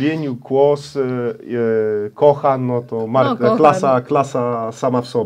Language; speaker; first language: Polish; native; Polish